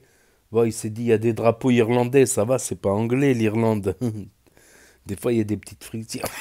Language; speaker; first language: French; native; French